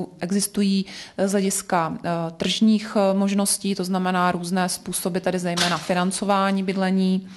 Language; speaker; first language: Czech; native; Czech